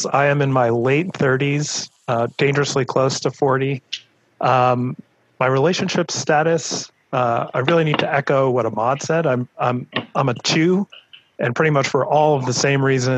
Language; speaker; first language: English; native; English